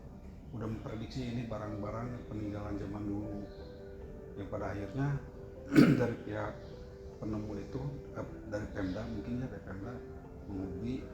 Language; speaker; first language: Indonesian; native; Indonesian